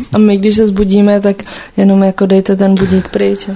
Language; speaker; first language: Czech; native; Czech